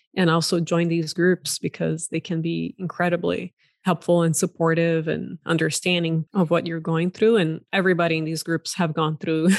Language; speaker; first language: English; non-native, fluent; Portuguese